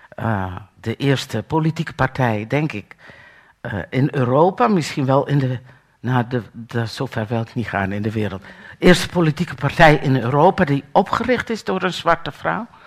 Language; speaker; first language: Dutch; native; Dutch